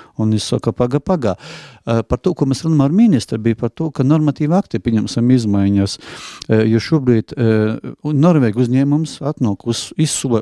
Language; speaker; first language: Latvian; non-native, local second language; Russian